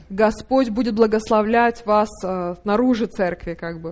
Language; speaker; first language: Russian; native; Russian